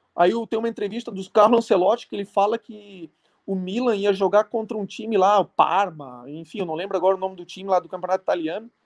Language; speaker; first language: Portuguese; native; Portuguese